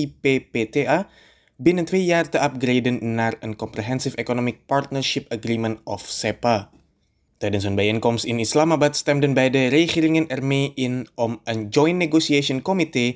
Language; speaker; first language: Dutch; non-native, fluent; Indonesian